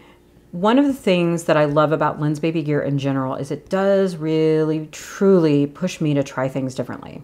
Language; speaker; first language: English; native; English